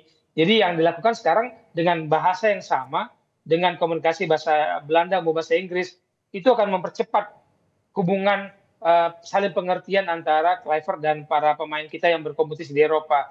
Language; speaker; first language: Indonesian; native; Indonesian